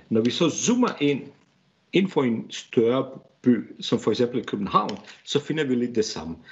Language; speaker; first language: Danish; non-native, fluent; Bosnian